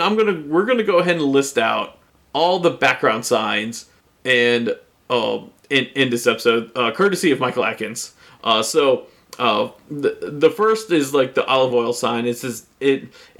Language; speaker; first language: English; native; English